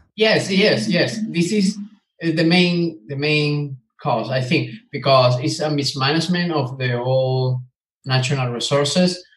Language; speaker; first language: English; non-native, learner; Spanish